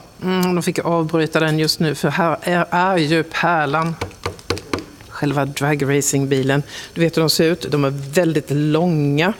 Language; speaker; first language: Swedish; native; Swedish